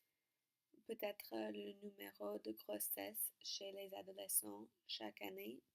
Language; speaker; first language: French; non-native, learner; English